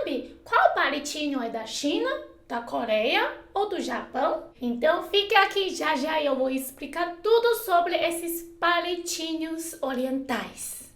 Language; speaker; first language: Portuguese; non-native, fluent; Chinese